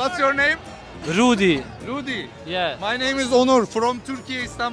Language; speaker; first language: English; non-native, learner; Turkish